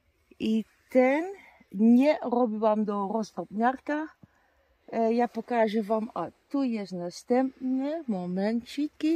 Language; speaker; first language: Polish; non-native, learner; Dutch